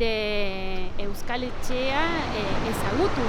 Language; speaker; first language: Basque; non-native, learner; Spanish